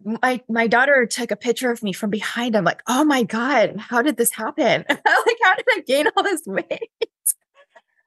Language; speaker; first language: English; native; English